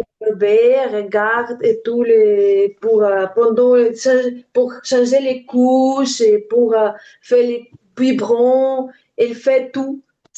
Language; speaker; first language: French; non-native, learner; Ukrainian